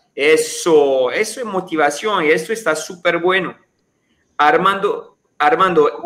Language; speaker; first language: Spanish; non-native, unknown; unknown